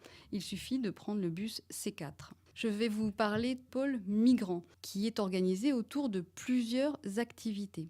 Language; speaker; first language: French; non-native, learner; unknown